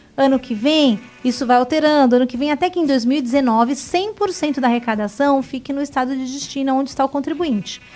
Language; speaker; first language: Portuguese; native; Portuguese